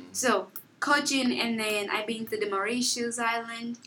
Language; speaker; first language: English; non-native, fluent; Portuguese